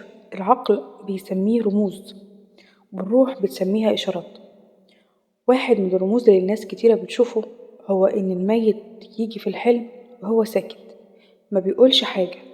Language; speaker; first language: Arabic; native; Arabic